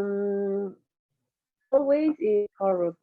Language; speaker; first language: English; non-native, learner; Spanish